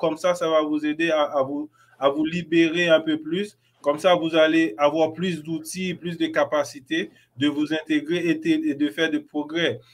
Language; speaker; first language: French; non-native, local second language; Haitian Creole